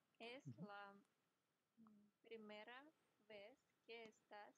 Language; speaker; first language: Spanish; non-native, learner; Russian